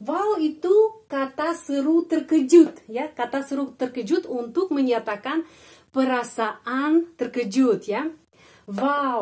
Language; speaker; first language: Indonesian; non-native, fluent; Russian